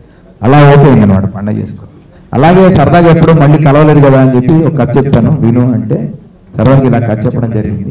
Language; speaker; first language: Telugu; native; Telugu